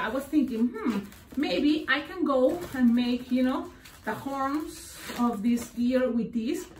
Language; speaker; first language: English; non-native, fluent; Spanish